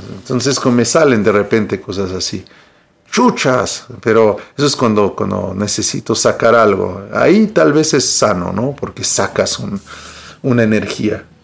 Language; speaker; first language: Spanish; early bilingual, heritage; Spanish